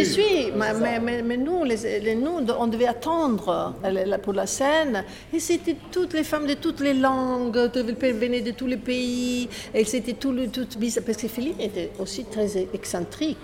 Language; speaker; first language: French; non-native, fluent; Italian